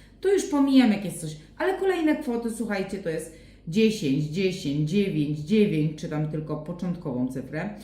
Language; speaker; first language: Polish; native; Polish